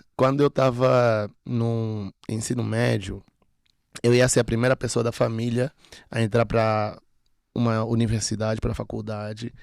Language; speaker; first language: Portuguese; native; Portuguese